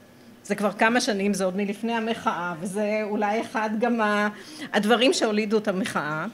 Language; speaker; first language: Hebrew; native; Hebrew